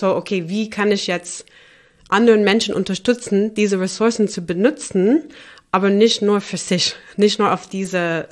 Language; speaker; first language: German; non-native, fluent; English